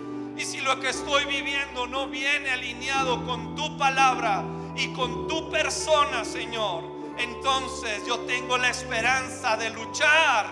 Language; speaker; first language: Spanish; native; Spanish